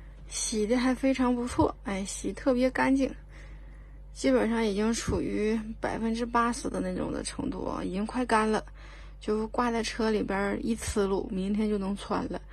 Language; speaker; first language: Chinese; native; Chinese